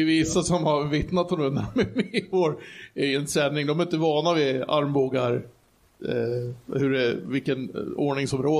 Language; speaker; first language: Swedish; native; Swedish